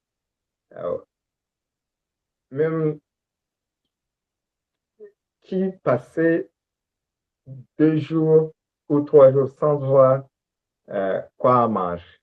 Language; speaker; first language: French; non-native, local second language; Rundi